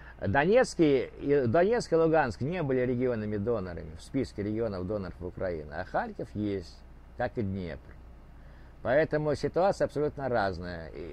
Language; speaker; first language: Russian; native; Russian